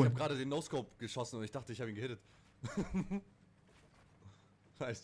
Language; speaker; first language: German; native; German